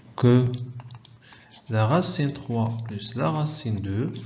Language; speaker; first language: French; non-native, local second language; Arabic